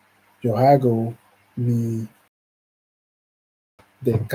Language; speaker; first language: Spanish; non-native, learner; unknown